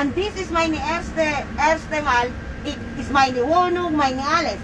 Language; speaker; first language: German; non-native, learner; Filipino